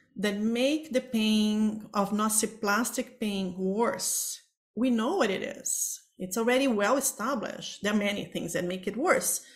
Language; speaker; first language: English; non-native, fluent; Portuguese